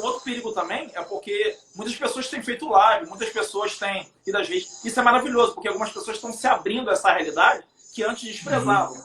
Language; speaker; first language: Portuguese; native; Portuguese